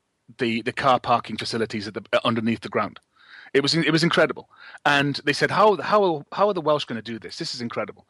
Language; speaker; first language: English; native; English